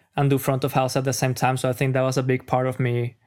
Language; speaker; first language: English; non-native, fluent; Spanish